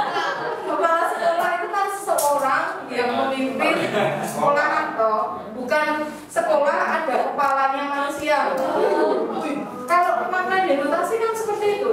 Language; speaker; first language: Indonesian; native; Indonesian